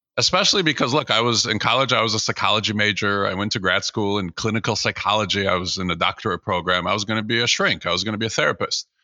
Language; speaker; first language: English; early bilingual, other home language; Russian